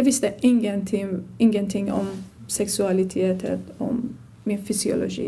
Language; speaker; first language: Swedish; non-native, learner; Persian